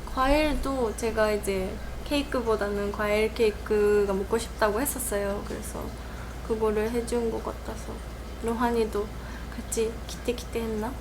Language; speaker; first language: Korean; non-native, fluent; Japanese